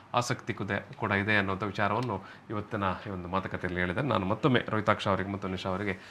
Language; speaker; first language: Kannada; native; Kannada